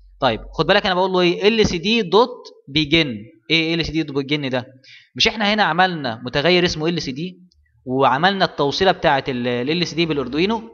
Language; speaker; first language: Arabic; native; Arabic